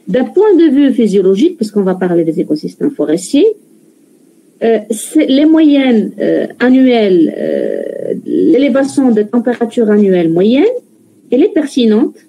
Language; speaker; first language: French; non-native, local second language; Arabic